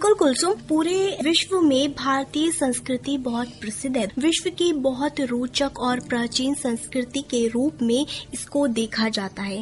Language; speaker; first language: Hindi; native; Hindi